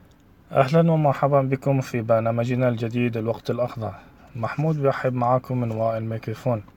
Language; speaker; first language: Arabic; native; Arabic